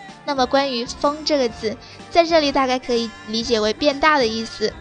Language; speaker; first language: Chinese; native; Chinese